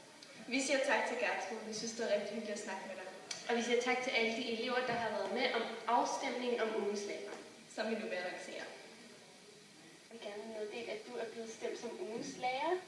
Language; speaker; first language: Danish; native; Danish